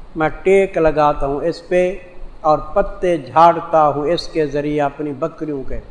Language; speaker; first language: Urdu; non-native, local second language; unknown